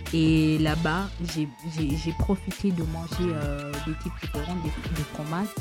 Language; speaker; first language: French; non-native, fluent; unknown